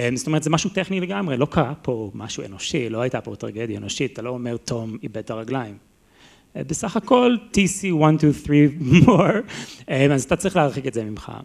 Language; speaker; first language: Hebrew; non-native, fluent; English